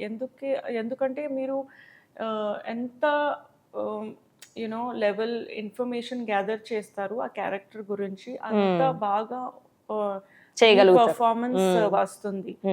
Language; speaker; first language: Telugu; non-native, local second language; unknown